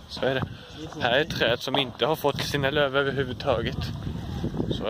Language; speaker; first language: Swedish; native; Swedish